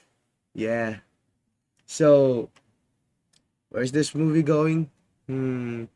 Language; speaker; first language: English; non-native, fluent; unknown